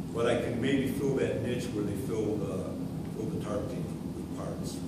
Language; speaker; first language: English; native; English